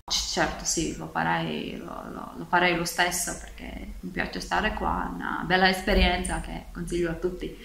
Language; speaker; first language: Italian; non-native, learner; Latvian